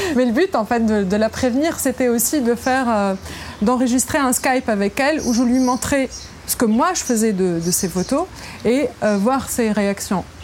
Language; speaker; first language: French; non-native, local second language; Arabic